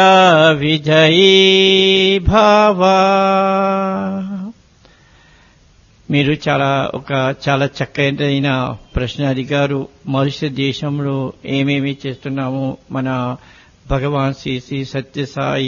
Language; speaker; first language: Telugu; non-native, fluent; Morisyen